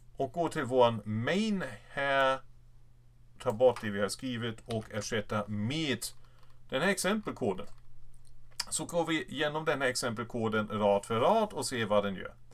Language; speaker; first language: Swedish; non-native, fluent; German